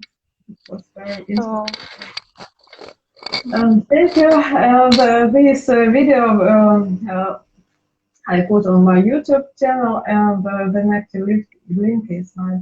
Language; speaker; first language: English; non-native, learner; Russian